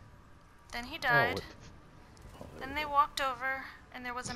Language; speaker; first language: English; native; English